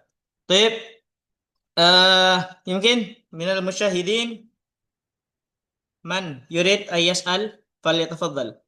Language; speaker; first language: Arabic; non-native, fluent; Indonesian